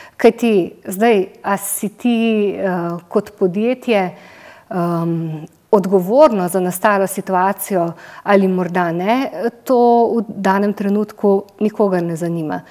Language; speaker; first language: Slovenian; native; Slovenian